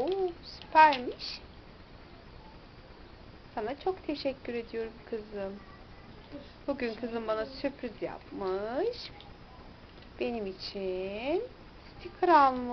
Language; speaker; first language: Turkish; native; Turkish